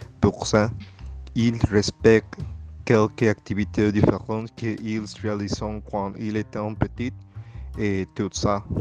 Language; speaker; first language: French; non-native, learner; Spanish